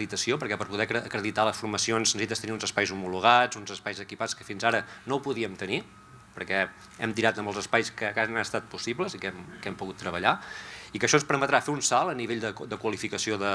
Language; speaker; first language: Catalan; native; Catalan